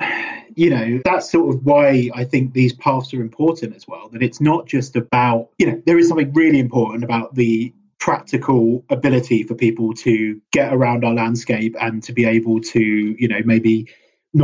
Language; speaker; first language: English; native; English